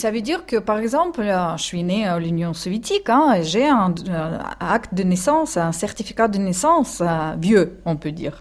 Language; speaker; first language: French; non-native, fluent; Russian